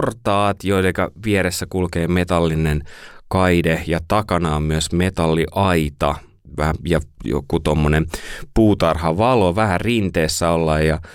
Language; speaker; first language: Finnish; native; Finnish